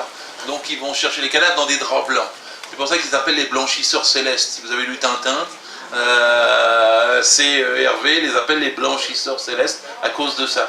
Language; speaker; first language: French; native; French